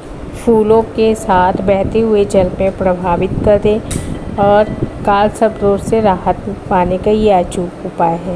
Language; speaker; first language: Hindi; native; Hindi